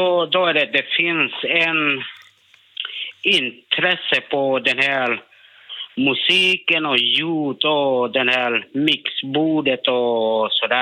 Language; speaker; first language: Swedish; non-native, learner; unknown